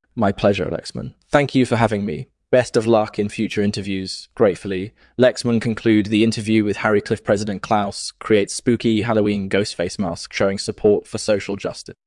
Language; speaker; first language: English; native; English